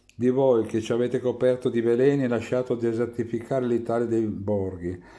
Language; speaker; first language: Italian; native; Italian